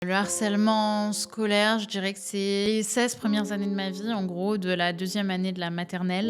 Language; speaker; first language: French; native; French